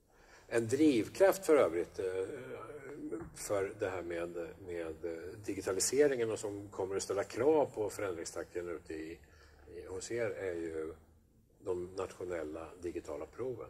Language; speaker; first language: Swedish; native; Swedish